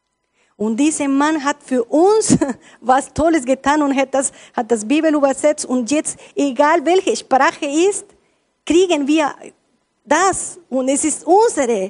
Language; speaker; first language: German; non-native, learner; Spanish